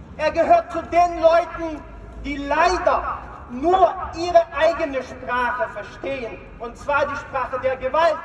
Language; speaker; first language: German; non-native, fluent; Ukrainian